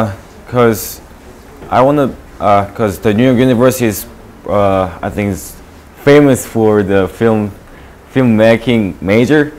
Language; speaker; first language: English; non-native, learner; Korean